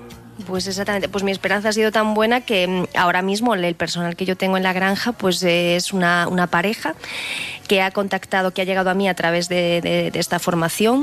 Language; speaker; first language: Spanish; native; Spanish